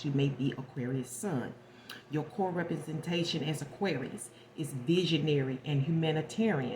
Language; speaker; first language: English; native; English